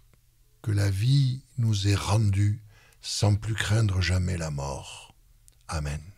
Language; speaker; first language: French; native; French